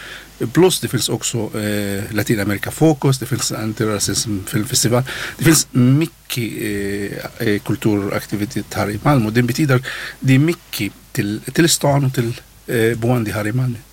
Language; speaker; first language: Swedish; non-native, learner; Arabic